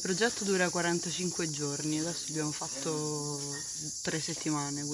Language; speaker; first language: Italian; native; Italian